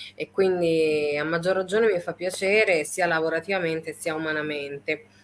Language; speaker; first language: Italian; native; Italian